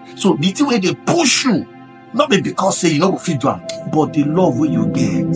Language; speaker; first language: Nigerian Pidgin; non-native, local second language; Igbo